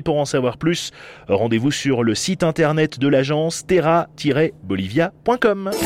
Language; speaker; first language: French; native; French